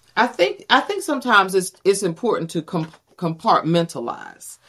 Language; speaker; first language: English; native; English